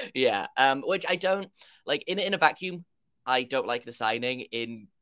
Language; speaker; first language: English; native; English